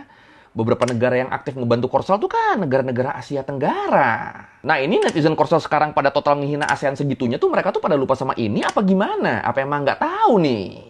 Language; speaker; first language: Indonesian; native; Indonesian